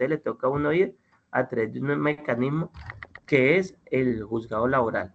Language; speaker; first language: Spanish; native; Spanish